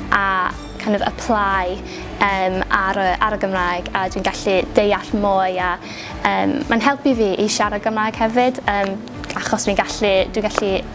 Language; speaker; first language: Welsh; non-native, local second language; English